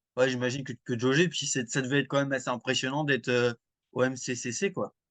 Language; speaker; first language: French; native; French